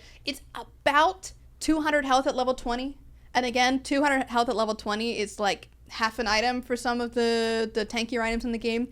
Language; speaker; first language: English; native; English